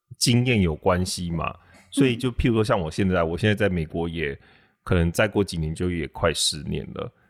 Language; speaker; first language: Chinese; native; Chinese